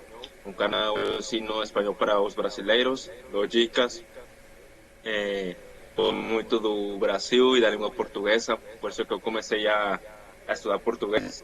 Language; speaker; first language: Portuguese; non-native, fluent; Spanish